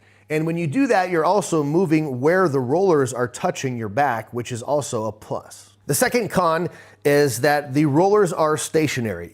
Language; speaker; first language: English; native; English